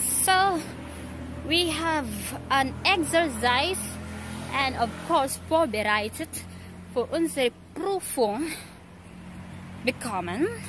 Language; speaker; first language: English; non-native, local second language; Filipino